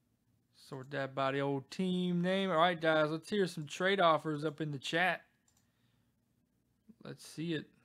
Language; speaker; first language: English; native; English